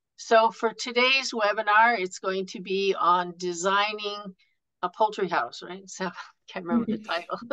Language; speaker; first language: English; native; English